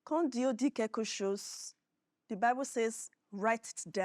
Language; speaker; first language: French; non-native, fluent; Yoruba